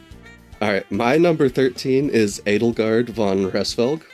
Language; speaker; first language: English; native; English